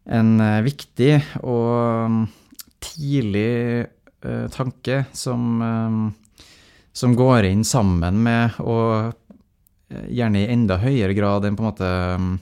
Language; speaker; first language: Norwegian; native; Norwegian